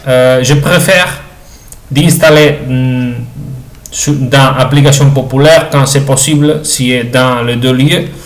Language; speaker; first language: French; non-native, learner; Spanish